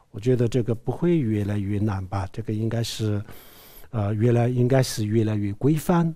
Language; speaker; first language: Chinese; non-native, local second language; Tibetan